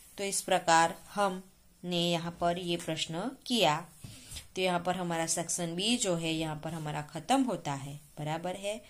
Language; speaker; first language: Hindi; non-native, local second language; Gujarati